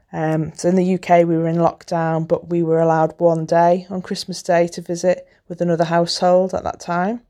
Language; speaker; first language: English; native; English